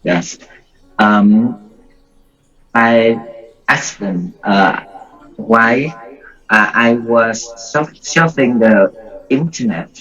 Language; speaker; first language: English; non-native, learner; Vietnamese